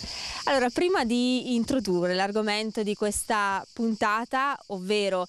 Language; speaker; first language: Italian; native; Italian